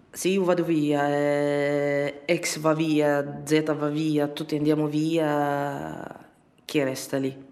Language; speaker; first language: Italian; non-native, fluent; Arabic